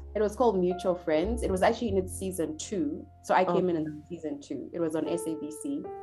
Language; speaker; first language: English; non-native, local second language; Shona